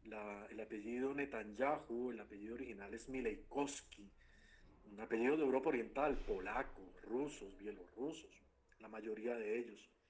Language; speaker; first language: Spanish; native; Spanish